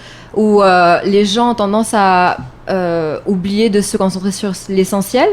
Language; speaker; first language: French; native; French